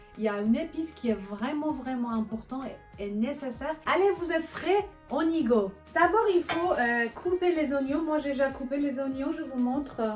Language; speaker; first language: French; non-native, fluent; Persian